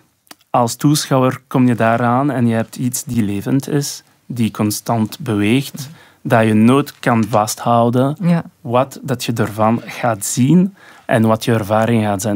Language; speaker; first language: Dutch; non-native, local second language; French